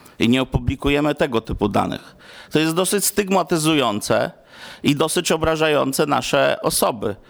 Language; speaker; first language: Polish; non-native, local second language; Romany